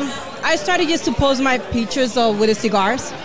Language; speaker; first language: English; non-native, fluent; Spanish